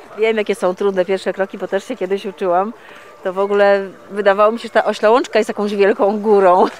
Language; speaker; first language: Polish; native; Polish